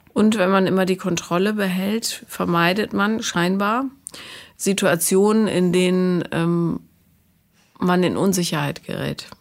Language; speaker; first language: German; native; German